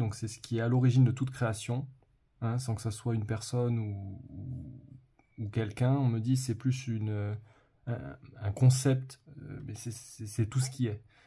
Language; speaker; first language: French; native; French